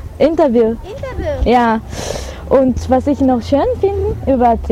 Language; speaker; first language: German; non-native, fluent; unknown